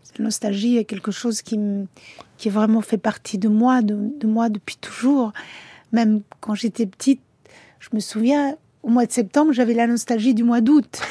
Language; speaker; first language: French; early bilingual, other home language; Italian